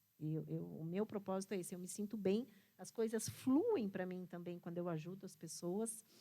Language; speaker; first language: Portuguese; early bilingual, other home language; Italian